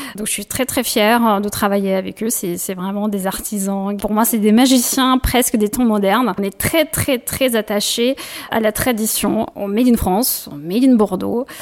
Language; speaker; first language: French; non-native, fluent; Russian